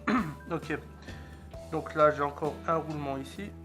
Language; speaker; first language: French; native; French